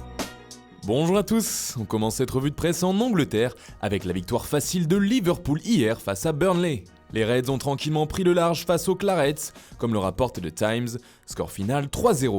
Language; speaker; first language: French; native; French